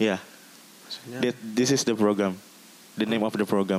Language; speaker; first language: English; non-native, learner; Indonesian